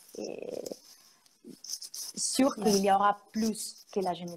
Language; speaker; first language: French; non-native, fluent; Spanish